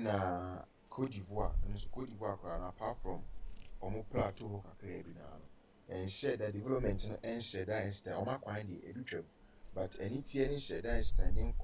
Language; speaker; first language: English; non-native, local second language; Akan